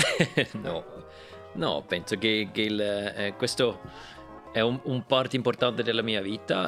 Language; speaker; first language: Italian; non-native, local second language; German